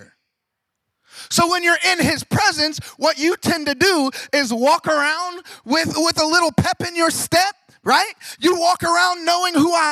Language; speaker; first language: English; native; English